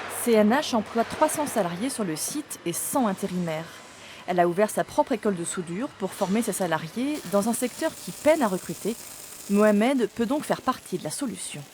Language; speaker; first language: French; native; French